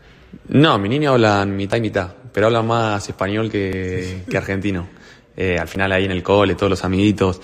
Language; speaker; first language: Spanish; native; Spanish